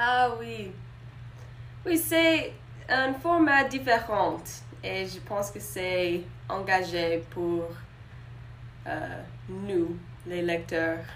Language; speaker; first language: French; non-native, learner; English